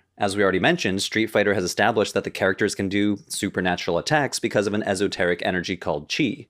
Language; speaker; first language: English; native; English